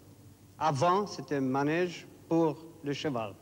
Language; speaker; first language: French; non-native, fluent; Hungarian